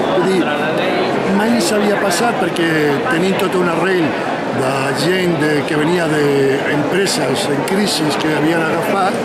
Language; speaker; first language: Catalan; non-native, local second language; Spanish